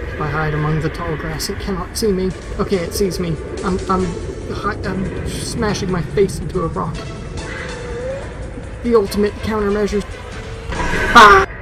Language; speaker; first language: English; native; English